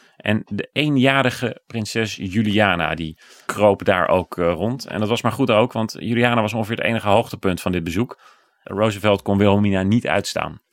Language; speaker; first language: Dutch; native; Dutch